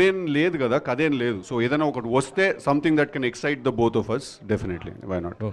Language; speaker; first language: Telugu; native; Telugu